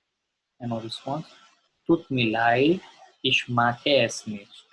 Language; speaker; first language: German; non-native, learner; Gujarati